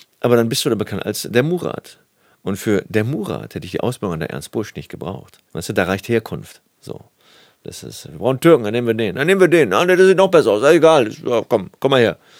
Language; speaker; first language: German; native; German